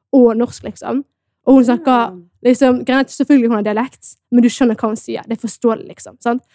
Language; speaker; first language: Norwegian; early bilingual, other home language; Amharic